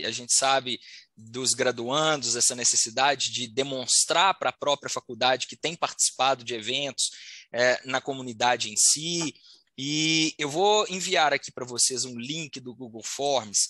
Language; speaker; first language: Portuguese; native; Portuguese